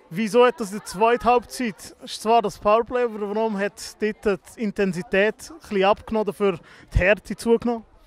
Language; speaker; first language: German; native; German